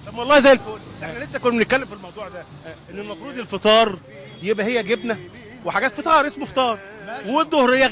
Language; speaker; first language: Arabic; native; Arabic